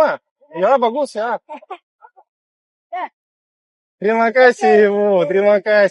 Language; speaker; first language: Indonesian; non-native, learner; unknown